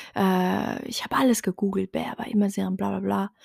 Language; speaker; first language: German; early bilingual, other home language; Riffian